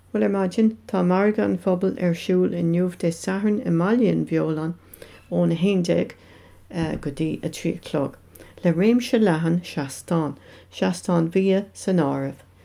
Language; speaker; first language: Irish; non-native, local second language; English